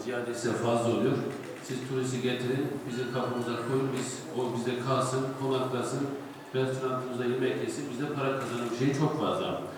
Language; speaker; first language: Turkish; native; Turkish